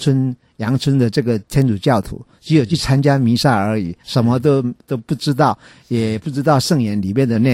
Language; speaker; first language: Chinese; native; Chinese